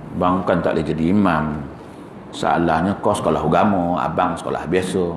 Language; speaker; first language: Malay; native; Malay